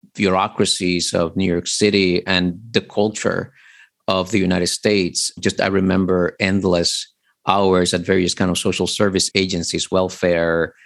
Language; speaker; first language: English; early bilingual, other home language; Spanish